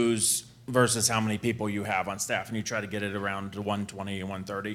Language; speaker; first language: English; native; English